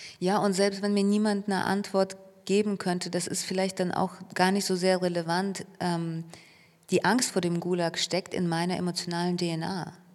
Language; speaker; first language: German; early bilingual, other home language; Russian